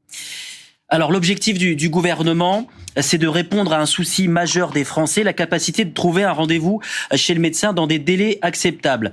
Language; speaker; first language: French; native; French